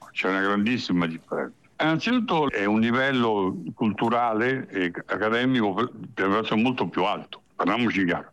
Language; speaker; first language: Italian; native; Italian